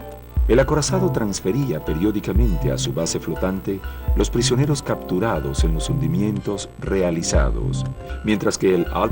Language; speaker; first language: Spanish; native; Spanish